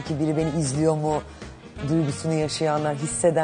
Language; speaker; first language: Turkish; native; Turkish